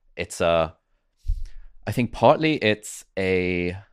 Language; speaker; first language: English; native; English